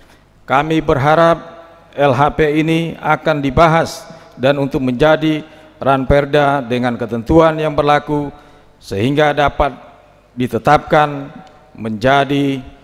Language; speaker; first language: Indonesian; native; Indonesian